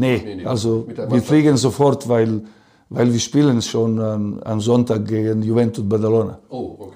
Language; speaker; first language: German; non-native, learner; Serbian